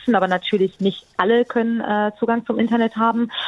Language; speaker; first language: German; early bilingual, other home language; Persian